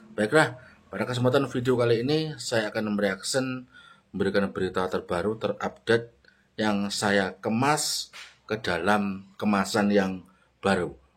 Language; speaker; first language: Indonesian; native; Indonesian